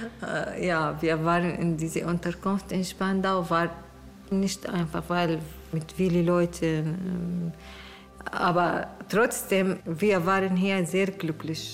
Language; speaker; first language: German; non-native, learner; Arabic